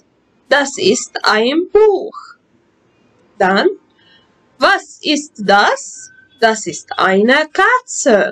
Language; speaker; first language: German; non-native, fluent; Arabic